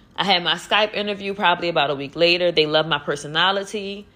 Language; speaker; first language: English; native; English